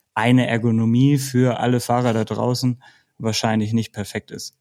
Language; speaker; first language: German; native; German